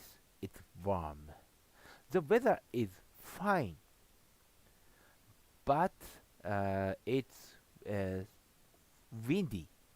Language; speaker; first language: English; non-native, learner; Japanese